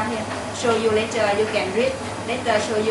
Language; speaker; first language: English; non-native, learner; Vietnamese